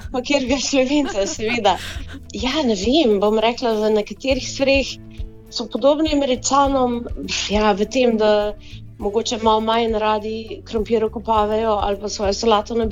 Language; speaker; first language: Slovenian; early bilingual, heritage; Slovenian